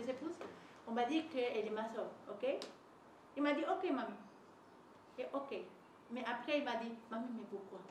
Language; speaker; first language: French; non-native, learner; Spanish